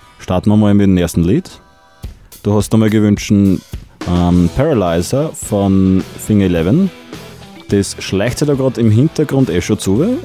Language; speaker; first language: German; native; German